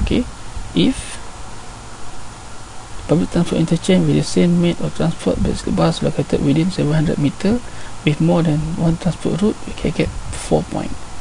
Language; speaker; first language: English; non-native, local second language; Malay